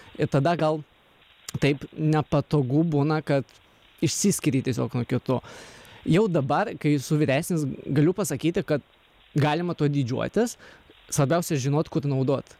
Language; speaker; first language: Lithuanian; non-native, local second language; Polish